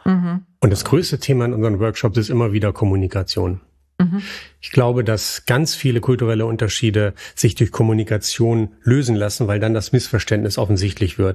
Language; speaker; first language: German; native; German